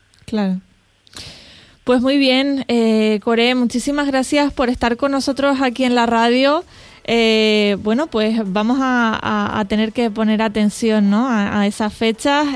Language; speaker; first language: Spanish; native; Spanish